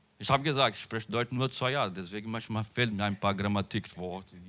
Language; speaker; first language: German; non-native, learner; Portuguese